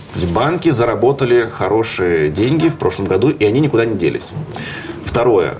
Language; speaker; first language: Russian; native; Russian